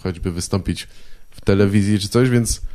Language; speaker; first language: Polish; native; Polish